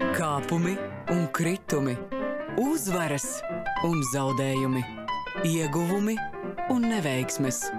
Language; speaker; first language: Latvian; native; Latvian